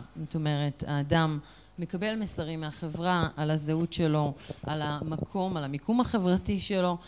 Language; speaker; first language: Hebrew; native; Hebrew